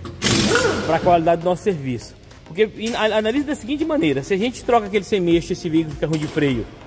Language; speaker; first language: Portuguese; native; Portuguese